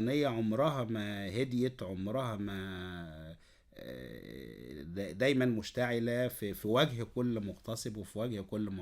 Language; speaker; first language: Arabic; native; Arabic